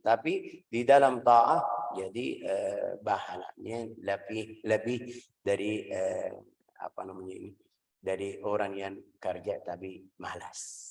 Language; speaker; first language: Indonesian; non-native, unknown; Arabic